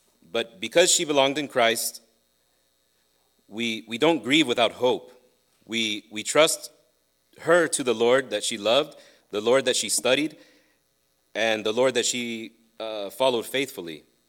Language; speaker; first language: English; early bilingual, other home language; Spanish